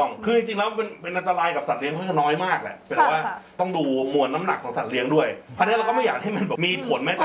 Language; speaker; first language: Thai; native; Thai